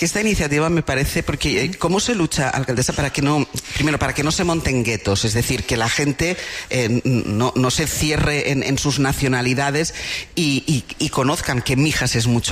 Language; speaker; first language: Spanish; native; Spanish